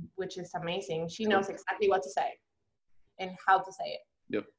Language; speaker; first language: English; non-native, fluent; Spanish